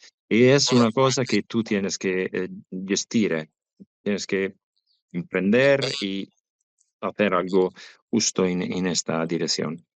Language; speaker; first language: Spanish; non-native, learner; Italian